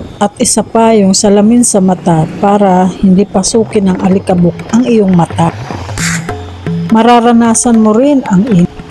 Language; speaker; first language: Filipino; native; Filipino